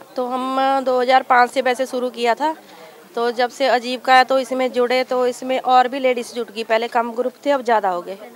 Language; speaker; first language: Hindi; native; Hindi